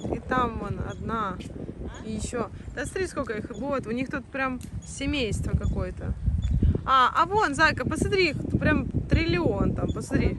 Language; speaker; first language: Russian; native; Russian